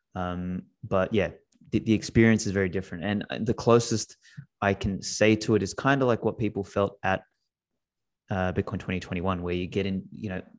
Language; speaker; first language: English; non-native, local second language; Macedonian